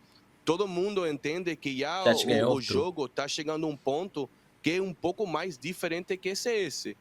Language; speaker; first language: Portuguese; non-native, fluent; Spanish